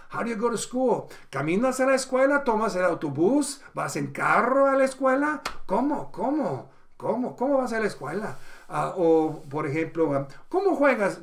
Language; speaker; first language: Spanish; non-native, fluent; English